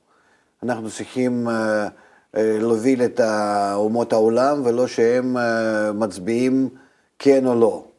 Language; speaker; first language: Hebrew; non-native, fluent; Russian